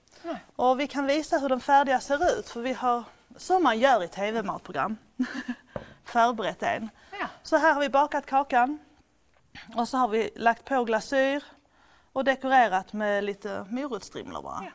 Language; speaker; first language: Swedish; native; Swedish